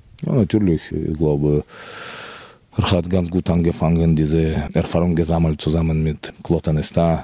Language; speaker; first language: German; non-native, fluent; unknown